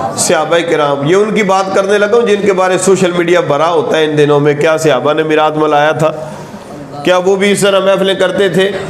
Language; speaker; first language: Urdu; non-native, local second language; Punjabi